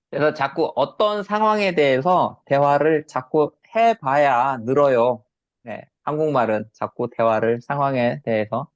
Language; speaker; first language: Korean; native; Korean